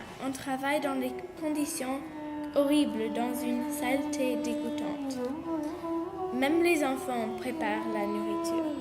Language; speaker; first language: French; non-native, learner; English